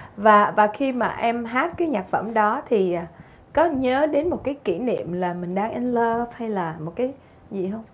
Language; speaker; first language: Vietnamese; native; Vietnamese